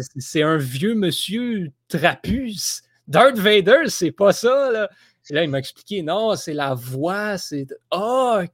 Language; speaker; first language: French; native; French